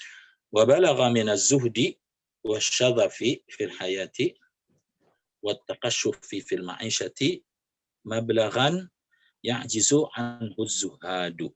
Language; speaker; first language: Arabic; non-native, fluent; Indonesian